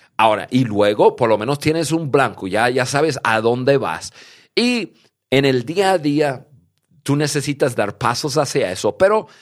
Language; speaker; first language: Spanish; early bilingual, heritage; English